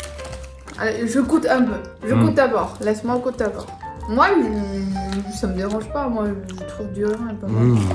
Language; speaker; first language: French; non-native, learner; Chinese